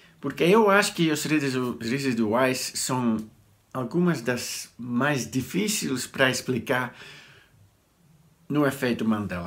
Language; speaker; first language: Portuguese; non-native, learner; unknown